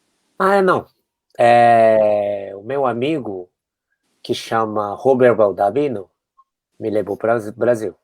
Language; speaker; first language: Portuguese; non-native, fluent; Japanese